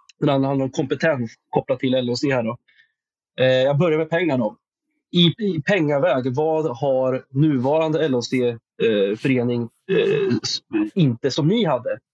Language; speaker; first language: Swedish; native; Swedish